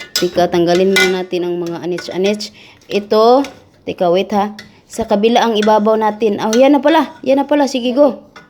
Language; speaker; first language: Filipino; non-native, local second language; Cebuano